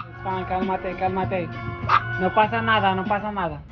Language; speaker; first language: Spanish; non-native, learner; Arabic